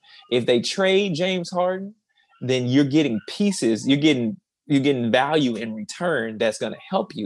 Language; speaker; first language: English; native; English